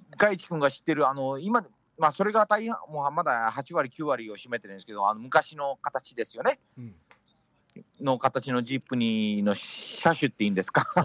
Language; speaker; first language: Japanese; early bilingual, heritage; Japanese